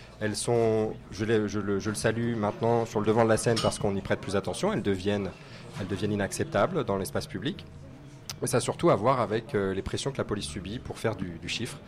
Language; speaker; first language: French; native; French